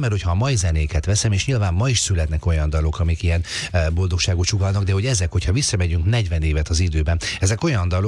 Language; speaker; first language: Hungarian; native; Hungarian